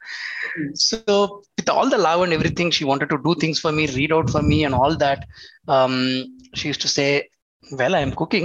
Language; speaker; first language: English; non-native, local second language; Telugu